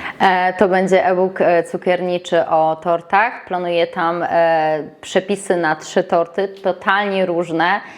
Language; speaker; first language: Polish; native; Polish